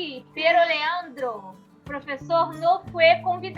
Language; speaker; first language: Spanish; non-native, learner; Portuguese